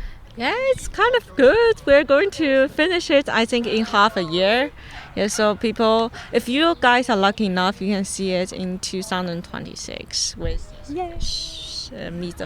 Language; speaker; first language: English; non-native, fluent; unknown